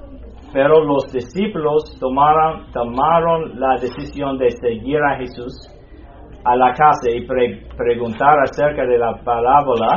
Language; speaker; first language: Spanish; non-native, fluent; English